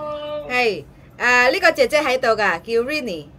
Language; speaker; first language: Chinese; non-native, fluent; Indonesian